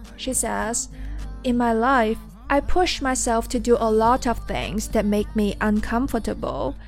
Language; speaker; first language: English; non-native, fluent; Chinese